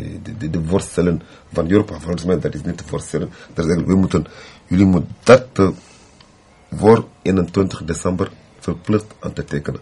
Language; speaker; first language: Dutch; non-native, learner; French